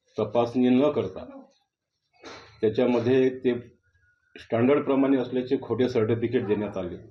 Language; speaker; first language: Marathi; native; Marathi